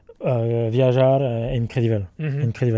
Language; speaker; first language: Portuguese; non-native, learner; French